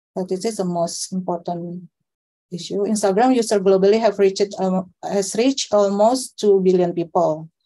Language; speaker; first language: English; non-native, fluent; Indonesian